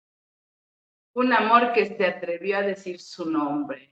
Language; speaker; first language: Spanish; native; Spanish